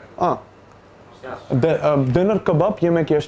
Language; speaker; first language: Turkish; non-native, learner; Dutch